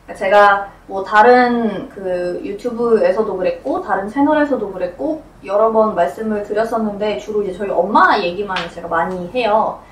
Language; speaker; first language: Korean; non-native, fluent; Russian